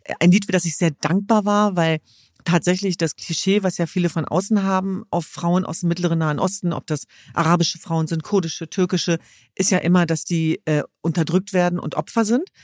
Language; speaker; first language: German; early bilingual, other home language; Kurdish